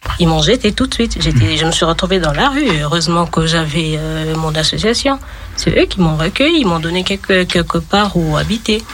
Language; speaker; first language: French; non-native, local second language; Lingala